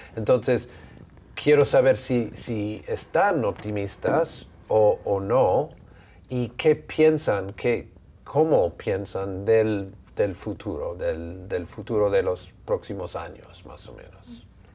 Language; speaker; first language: Spanish; non-native, fluent; English